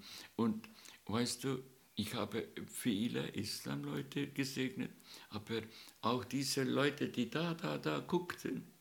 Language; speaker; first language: German; non-native, learner; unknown